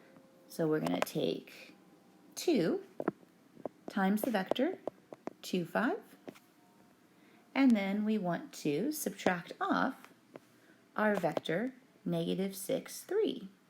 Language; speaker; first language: English; native; English